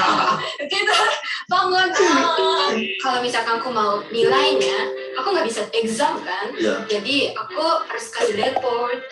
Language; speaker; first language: Indonesian; non-native, fluent; Japanese